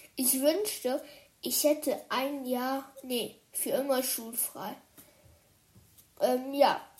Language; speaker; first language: German; early bilingual, other home language; Chinese